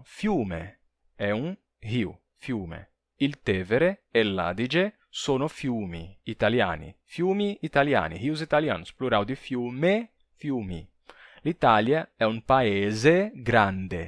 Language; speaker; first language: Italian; non-native, fluent; Portuguese